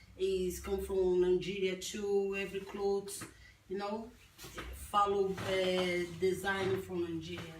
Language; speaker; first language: English; non-native, learner; Portuguese